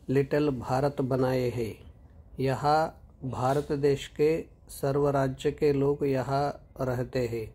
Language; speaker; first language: Hindi; non-native, local second language; Kannada